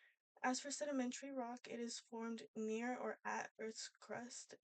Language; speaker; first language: English; native; English